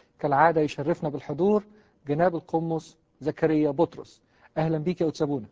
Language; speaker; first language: Arabic; native; Arabic